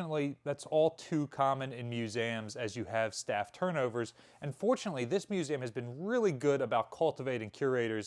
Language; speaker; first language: English; native; English